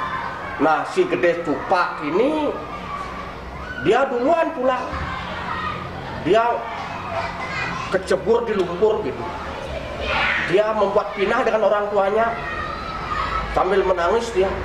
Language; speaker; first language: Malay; non-native, local second language; Balinese